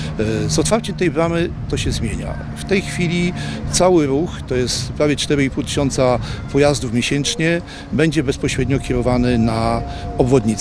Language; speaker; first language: Polish; native; Polish